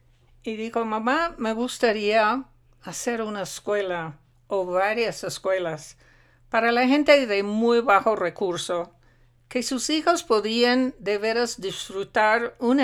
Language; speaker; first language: Spanish; non-native, fluent; English